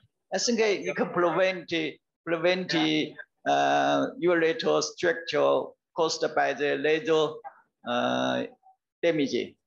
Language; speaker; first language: English; non-native, learner; Chinese